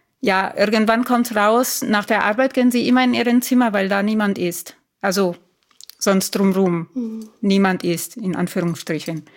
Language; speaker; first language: German; non-native, fluent; Italian